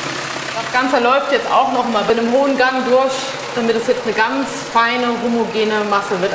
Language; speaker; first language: German; native; German